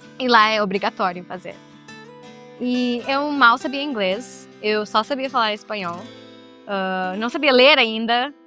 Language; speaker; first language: Portuguese; non-native, fluent; Spanish